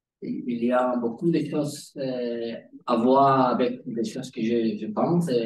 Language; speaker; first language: French; non-native, learner; Spanish